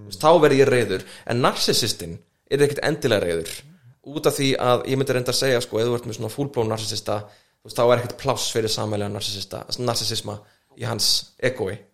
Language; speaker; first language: Icelandic; native; Icelandic